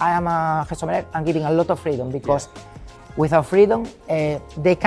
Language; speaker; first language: English; non-native, fluent; Spanish